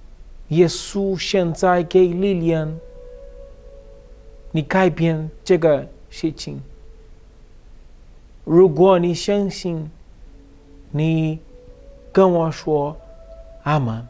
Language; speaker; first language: Chinese; non-native, fluent; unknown